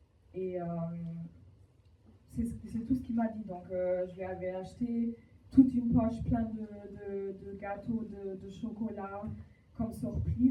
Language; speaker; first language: French; non-native, fluent; German